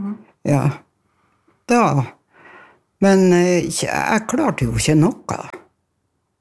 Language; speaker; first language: Norwegian; native; Norwegian